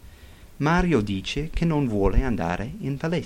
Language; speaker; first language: Italian; non-native, fluent; English